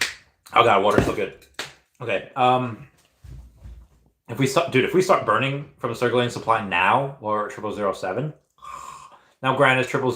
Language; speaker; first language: English; native; English